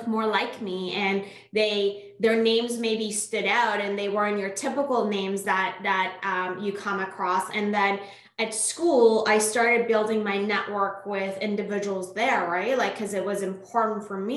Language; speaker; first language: English; non-native, fluent; Persian